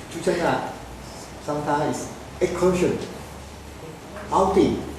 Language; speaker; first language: English; non-native, learner; Thai